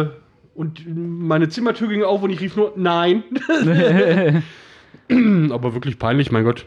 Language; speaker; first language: German; native; German